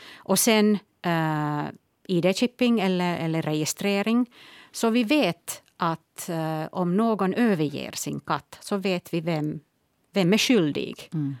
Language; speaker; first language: Swedish; non-native, local second language; Finnish